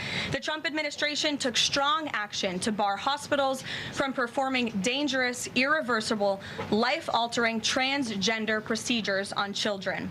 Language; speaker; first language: English; native; English